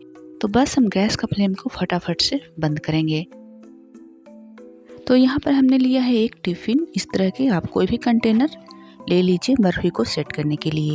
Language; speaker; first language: Hindi; native; Hindi